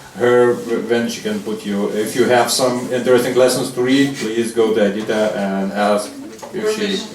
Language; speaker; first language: English; non-native, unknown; Lithuanian